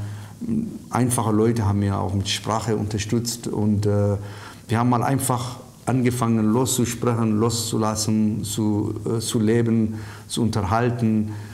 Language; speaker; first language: German; non-native, fluent; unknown